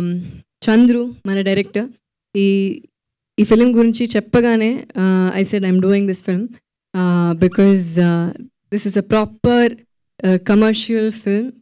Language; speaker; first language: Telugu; non-native, fluent; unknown